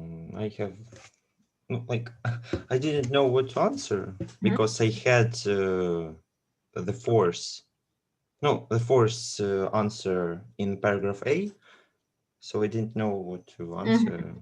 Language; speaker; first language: English; non-native, learner; Russian